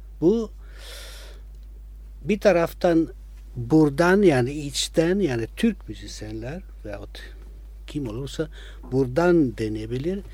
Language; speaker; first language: Turkish; non-native, fluent; Italian